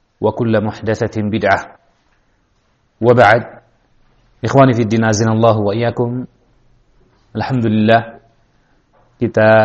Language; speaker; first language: Arabic; non-native, fluent; Indonesian